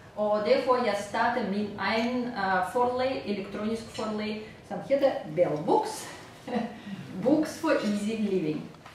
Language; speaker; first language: Danish; non-native, fluent; Russian